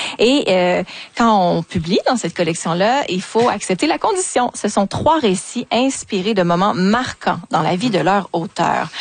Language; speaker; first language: French; native; French